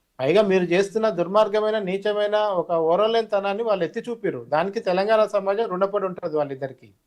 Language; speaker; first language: Telugu; native; Telugu